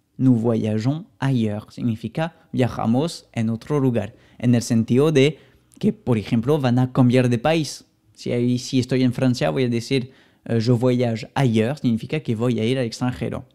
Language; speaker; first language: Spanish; non-native, fluent; French